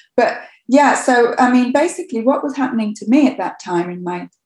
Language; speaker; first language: English; native; English